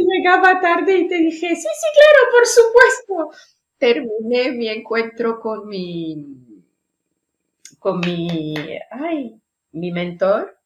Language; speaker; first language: Spanish; non-native, fluent; French